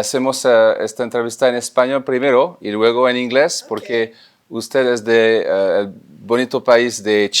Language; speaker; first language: Spanish; non-native, fluent; French